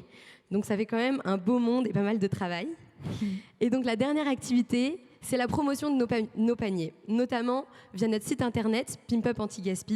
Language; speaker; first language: French; native; French